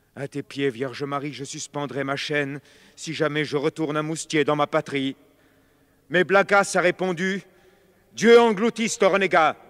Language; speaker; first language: French; native; French